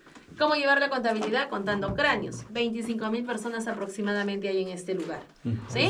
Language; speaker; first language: Spanish; native; Spanish